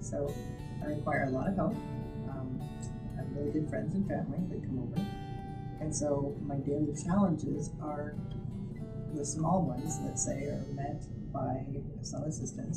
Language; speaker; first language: English; native; English